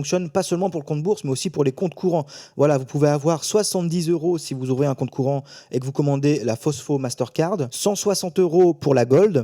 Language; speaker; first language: French; native; French